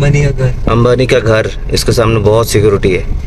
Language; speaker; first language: Hindi; non-native, local second language; Bangla